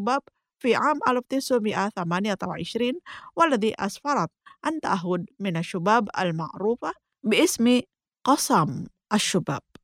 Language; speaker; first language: Arabic; non-native, fluent; Indonesian